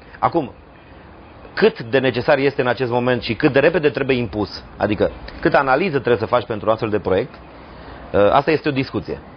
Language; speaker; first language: Romanian; native; Romanian